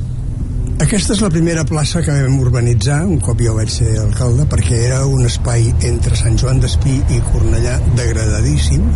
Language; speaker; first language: Catalan; non-native, local second language; Spanish